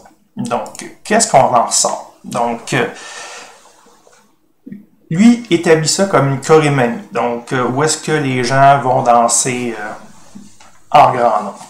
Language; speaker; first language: French; native; French